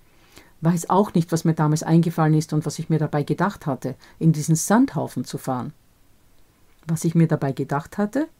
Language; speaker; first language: German; native; German